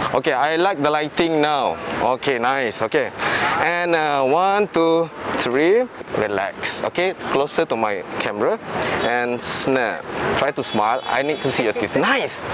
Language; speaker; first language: English; non-native, local second language; Malay